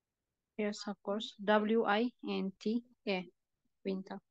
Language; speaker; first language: English; non-native, learner; Tigrinya